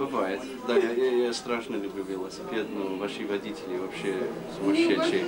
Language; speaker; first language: Russian; non-native, fluent; English